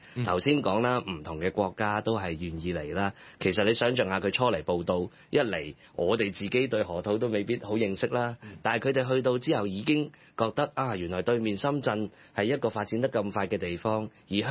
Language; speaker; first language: Cantonese; native; Cantonese